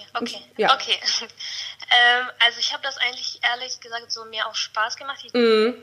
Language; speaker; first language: German; non-native, fluent; Russian